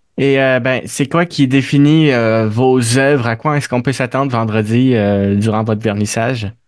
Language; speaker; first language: French; native; French